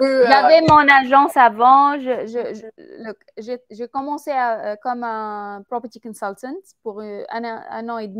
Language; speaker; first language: French; non-native, fluent; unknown